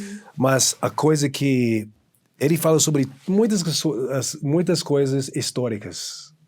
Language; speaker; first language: Portuguese; non-native, fluent; English